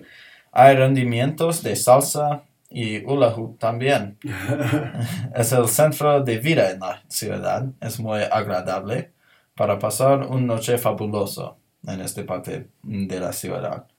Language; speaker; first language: Spanish; non-native, learner; English